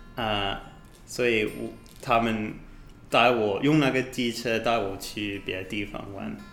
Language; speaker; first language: Chinese; non-native, learner; English